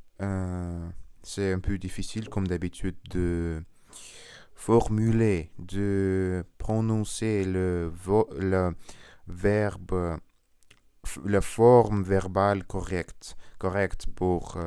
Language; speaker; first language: French; non-native, learner; Russian